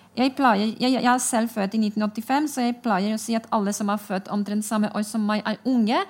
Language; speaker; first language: Norwegian; non-native, fluent; Polish